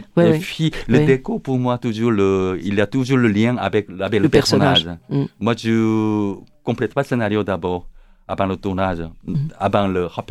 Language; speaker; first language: French; non-native, learner; Korean